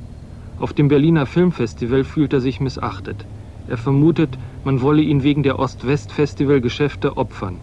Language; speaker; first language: German; native; German